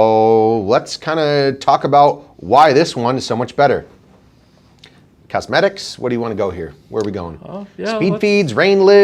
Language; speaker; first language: English; native; English